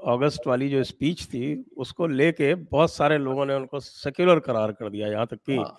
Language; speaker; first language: Hindi; native; Hindi